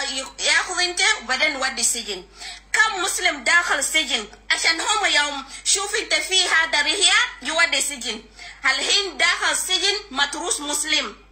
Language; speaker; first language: Arabic; non-native, learner; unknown